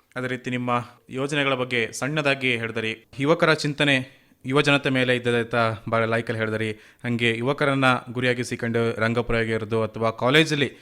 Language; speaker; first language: Kannada; native; Kannada